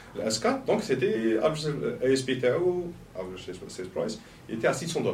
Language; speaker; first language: French; non-native, local second language; Arabic